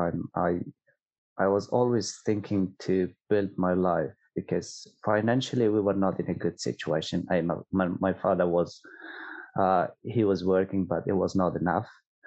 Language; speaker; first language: English; non-native, fluent; Persian